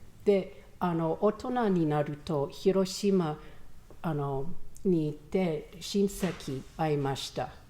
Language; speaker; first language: Japanese; non-native, learner; English